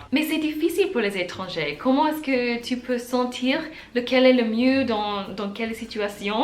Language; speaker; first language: French; non-native, learner; English